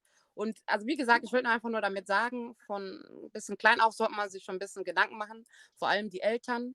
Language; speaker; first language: German; early bilingual, other home language; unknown